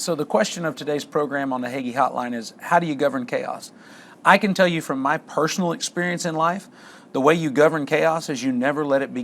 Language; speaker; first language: English; native; English